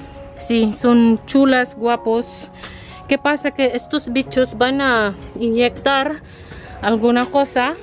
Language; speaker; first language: Spanish; non-native, learner; Filipino